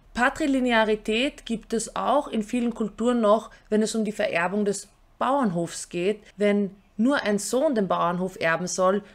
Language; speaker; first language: German; early bilingual, other home language; Albanian